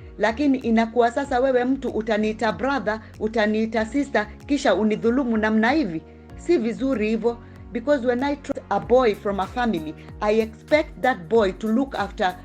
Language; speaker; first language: Swahili; native; Swahili